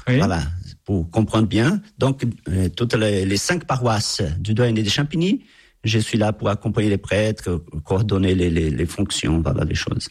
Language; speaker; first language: French; non-native, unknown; Portuguese